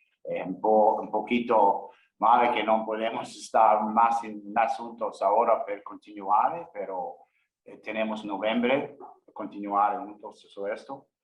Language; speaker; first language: Spanish; non-native, learner; English